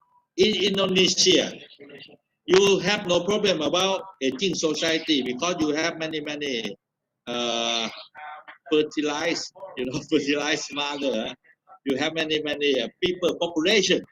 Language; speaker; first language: English; non-native, fluent; Thai